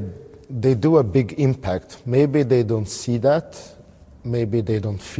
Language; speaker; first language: English; non-native, fluent; Armenian